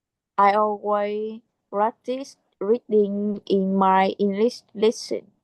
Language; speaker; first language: English; non-native, learner; Vietnamese